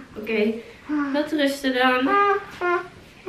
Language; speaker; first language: Dutch; native; Dutch